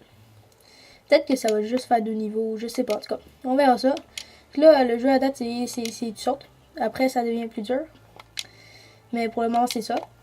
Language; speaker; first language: French; native; French